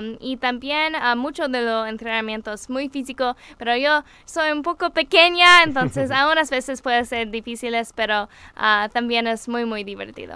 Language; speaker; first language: Spanish; non-native, learner; English